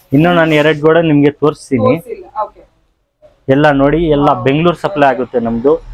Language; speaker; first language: Kannada; non-native, local second language; Urdu